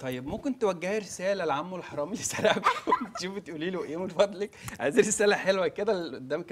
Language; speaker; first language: Arabic; native; Arabic